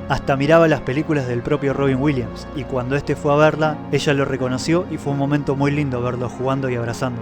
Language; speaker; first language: Spanish; native; Spanish